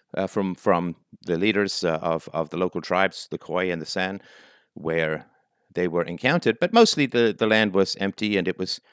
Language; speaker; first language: English; native; English